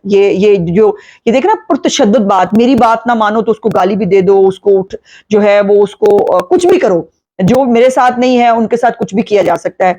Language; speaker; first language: Urdu; non-native, local second language; Punjabi